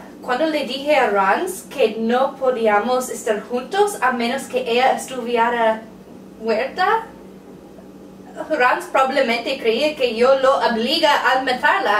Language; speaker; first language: Spanish; non-native, learner; English